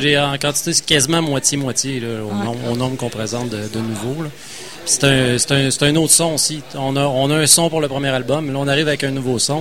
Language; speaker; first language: French; native; French